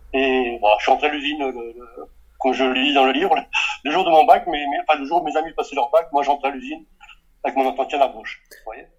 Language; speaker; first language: French; early bilingual, other home language; Portuguese